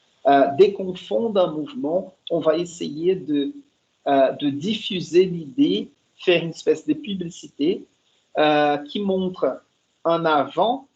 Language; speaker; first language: French; non-native, fluent; Portuguese